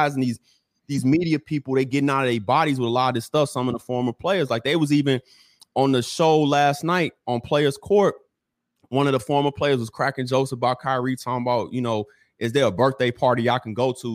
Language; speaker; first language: English; native; English